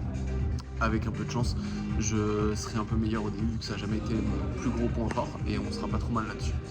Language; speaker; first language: French; native; French